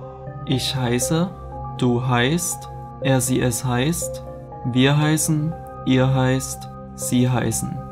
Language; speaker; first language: German; non-native, fluent; Chinese